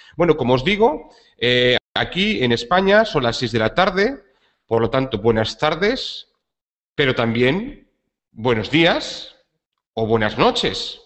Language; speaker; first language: Spanish; native; Spanish